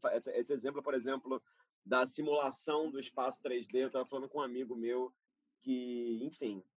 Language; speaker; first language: Portuguese; native; Portuguese